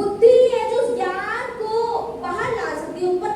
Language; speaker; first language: Hindi; native; Hindi